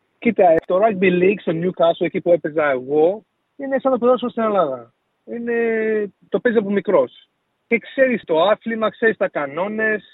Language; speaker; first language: Greek; early bilingual, heritage; Greek